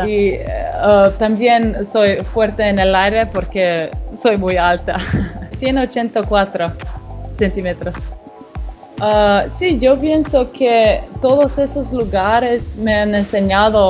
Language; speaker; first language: Spanish; non-native, learner; Slovenian